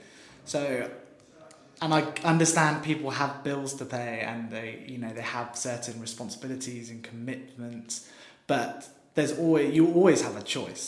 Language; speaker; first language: English; native; English